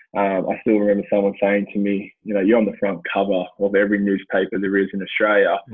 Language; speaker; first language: English; native; English